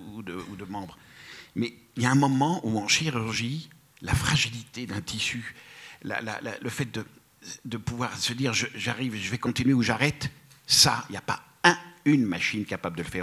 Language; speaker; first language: French; native; French